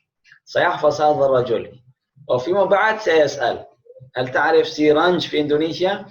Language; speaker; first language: Arabic; non-native, fluent; Indonesian